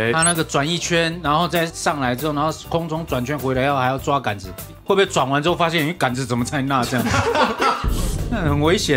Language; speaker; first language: Chinese; native; Chinese